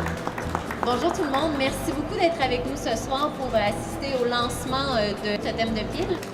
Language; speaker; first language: French; native; French